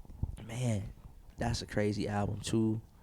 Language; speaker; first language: English; native; English